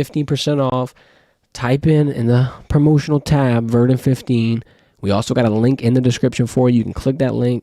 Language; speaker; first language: English; native; English